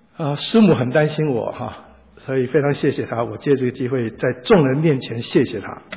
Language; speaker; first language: Chinese; native; Chinese